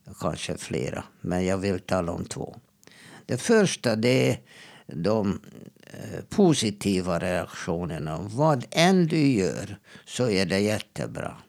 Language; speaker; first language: Swedish; non-native, fluent; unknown